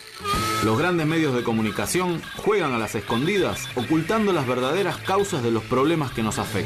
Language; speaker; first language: Spanish; native; Spanish